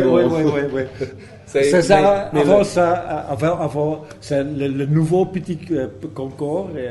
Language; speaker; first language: French; non-native, learner; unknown